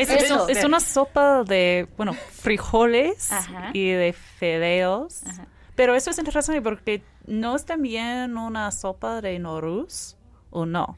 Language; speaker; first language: Spanish; non-native, fluent; English